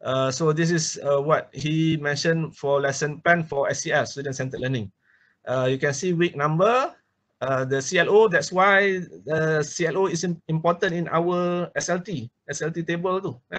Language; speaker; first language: English; non-native, local second language; Malay